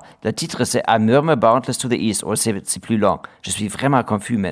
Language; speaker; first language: French; non-native, learner; German